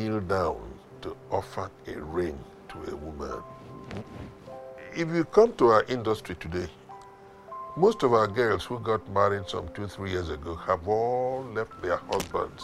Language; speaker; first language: English; non-native, local second language; Igbo